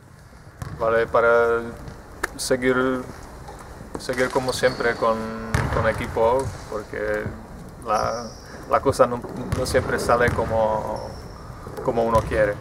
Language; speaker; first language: Spanish; non-native, fluent; Czech